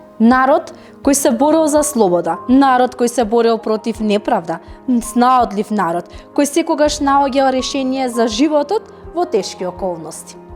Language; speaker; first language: Macedonian; non-native, local second language; Romany